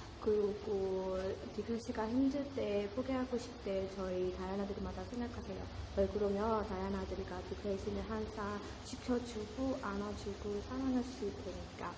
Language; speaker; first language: Korean; non-native, fluent; Burmese